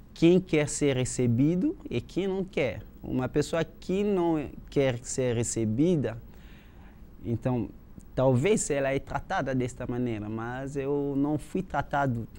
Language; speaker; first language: Portuguese; non-native, fluent; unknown